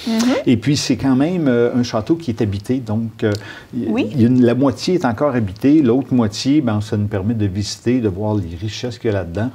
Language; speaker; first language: French; native; French